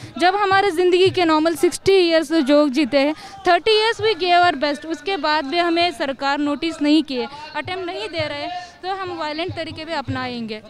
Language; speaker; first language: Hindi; non-native, local second language; Kannada